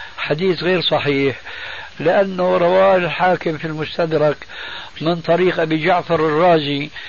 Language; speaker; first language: Arabic; early bilingual, other home language; Albanian